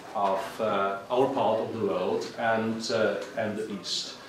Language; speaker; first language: English; non-native, fluent; Czech